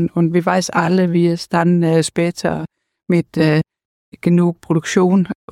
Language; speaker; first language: German; non-native, learner; Danish